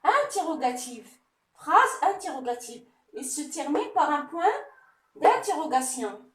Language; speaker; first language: French; non-native, local second language; Arabic